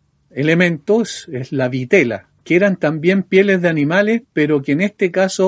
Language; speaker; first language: Spanish; native; Spanish